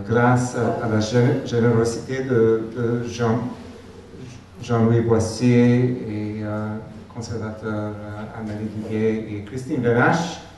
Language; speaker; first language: French; non-native, fluent; Hungarian